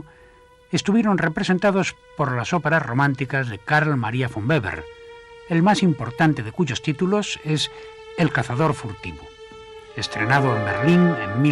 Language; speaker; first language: Spanish; native; Spanish